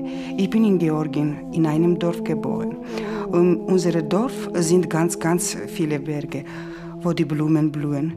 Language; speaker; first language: German; non-native, learner; Georgian